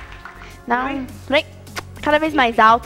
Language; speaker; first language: Portuguese; native; Portuguese